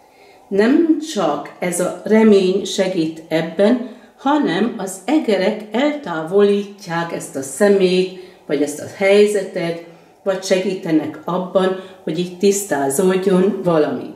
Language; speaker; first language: Hungarian; native; Hungarian